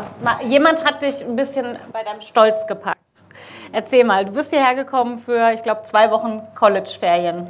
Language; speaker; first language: German; native; German